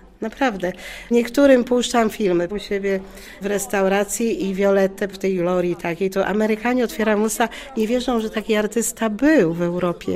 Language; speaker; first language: Polish; native; Polish